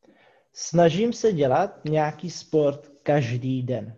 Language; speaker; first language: Czech; non-native, fluent; English